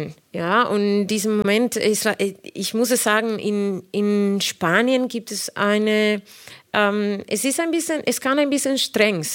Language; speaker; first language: German; non-native, fluent; Spanish